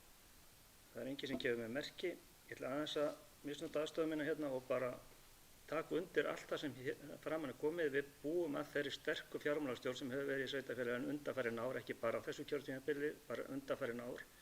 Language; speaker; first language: Icelandic; native; Icelandic